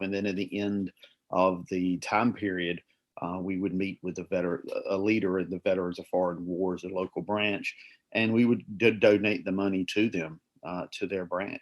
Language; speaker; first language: English; native; English